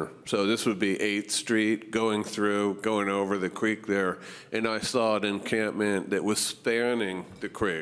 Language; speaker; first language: English; native; English